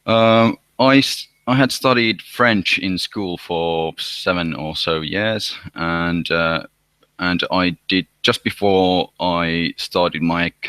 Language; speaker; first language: English; non-native, fluent; Finnish